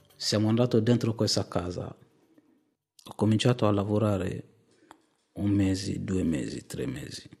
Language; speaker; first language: Italian; non-native, fluent; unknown